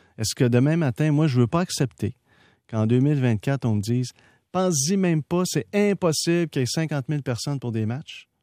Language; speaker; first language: French; native; French